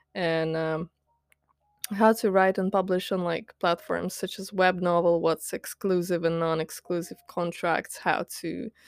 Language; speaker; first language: English; non-native, fluent; Latvian